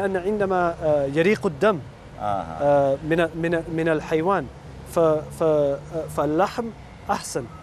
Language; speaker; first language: Arabic; non-native, learner; Urdu